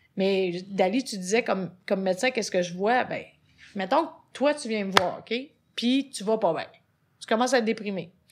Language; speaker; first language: French; native; French